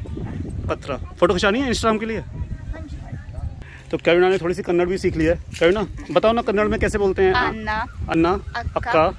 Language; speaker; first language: Hindi; native; Hindi